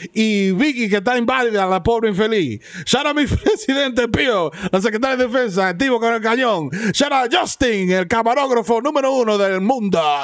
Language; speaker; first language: Spanish; early bilingual, heritage; Spanish